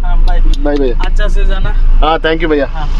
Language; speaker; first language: Hindi; non-native, local second language; Kannada